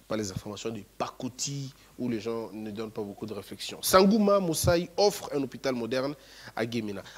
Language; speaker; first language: French; non-native, local second language; Lingala